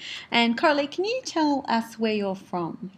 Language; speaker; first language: English; native; English